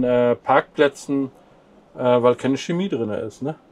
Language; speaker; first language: German; native; German